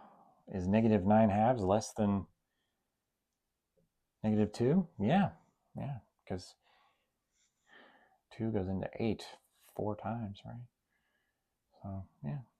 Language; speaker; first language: English; native; English